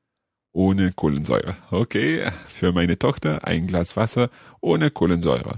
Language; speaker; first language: German; non-native, learner; English